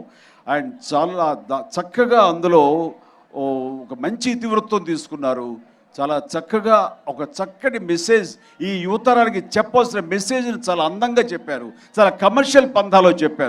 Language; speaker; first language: Telugu; native; Telugu